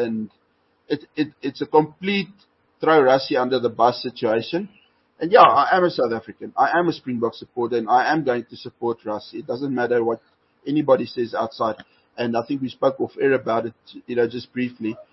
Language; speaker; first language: English; non-native, local second language; Afrikaans